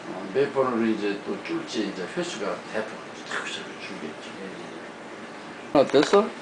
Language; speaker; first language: Korean; native; Korean